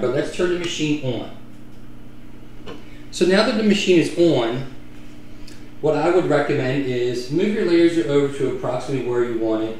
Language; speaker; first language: English; native; English